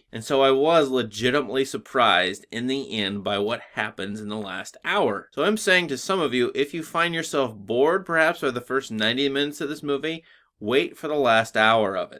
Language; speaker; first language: English; native; English